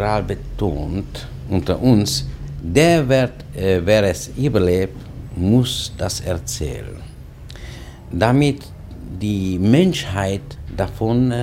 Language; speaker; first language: German; non-native, fluent; Czech